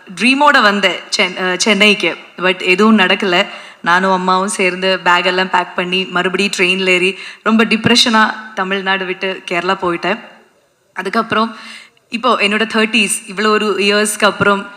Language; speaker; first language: Tamil; non-native, fluent; Malayalam